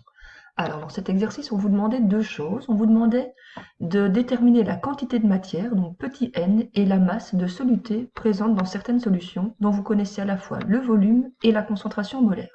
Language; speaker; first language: French; native; French